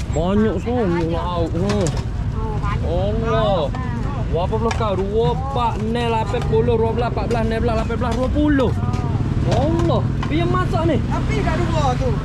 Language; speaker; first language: Malay; native; Malay